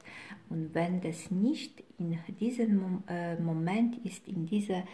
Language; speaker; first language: German; non-native, fluent; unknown